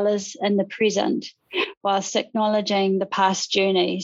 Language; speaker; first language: English; native; English